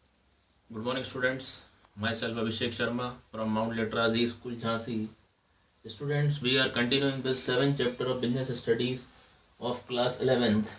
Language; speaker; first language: English; non-native, local second language; Hindi